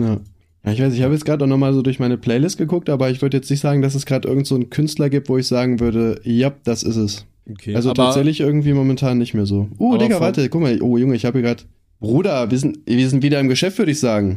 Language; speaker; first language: German; native; German